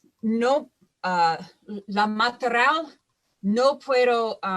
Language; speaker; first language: Spanish; non-native, fluent; English